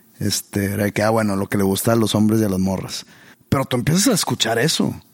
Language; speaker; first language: Spanish; native; Spanish